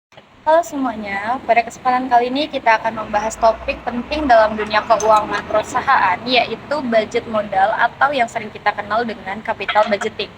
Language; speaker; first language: Indonesian; native; Indonesian